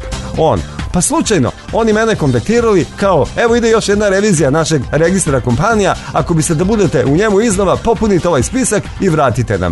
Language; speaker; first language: Serbian; native; Serbian